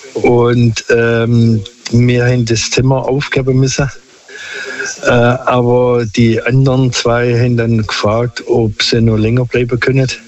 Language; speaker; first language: German; non-native, local second language; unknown